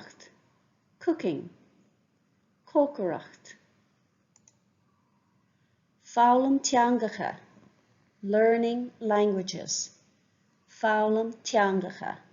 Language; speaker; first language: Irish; non-native, local second language; English